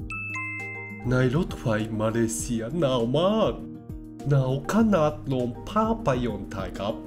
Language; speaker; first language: Thai; non-native, learner; Japanese